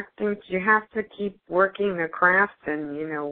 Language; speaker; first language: English; early bilingual, other home language; Spanish